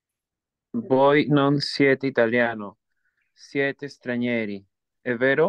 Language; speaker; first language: Italian; non-native, learner; Spanish